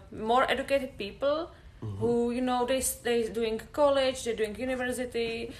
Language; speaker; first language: English; non-native, fluent; Czech